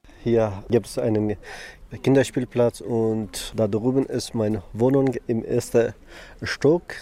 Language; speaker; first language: German; non-native, learner; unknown